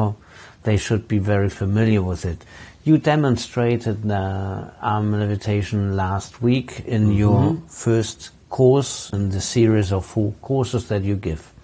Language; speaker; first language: English; non-native, fluent; German